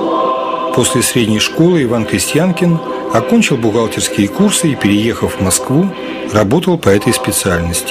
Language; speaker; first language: Russian; native; Russian